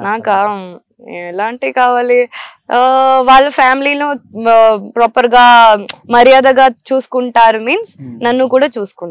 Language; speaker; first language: Telugu; non-native, local second language; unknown